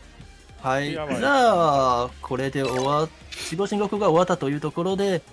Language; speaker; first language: Japanese; non-native, fluent; Chinese